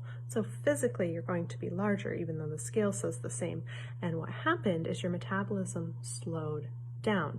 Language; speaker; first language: English; native; English